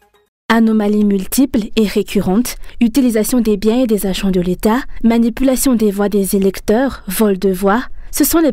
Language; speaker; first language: French; non-native, local second language; Malagasy